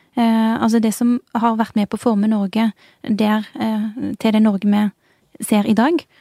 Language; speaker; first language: Norwegian; early bilingual, other home language; Urdu